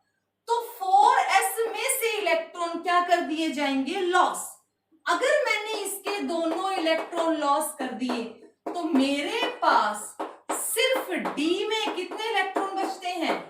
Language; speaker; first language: Hindi; native; Hindi